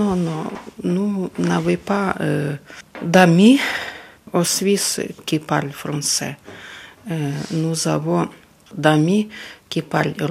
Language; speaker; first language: French; non-native, learner; Russian